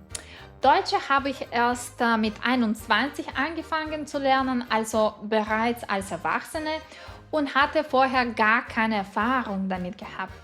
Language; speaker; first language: German; non-native, fluent; Russian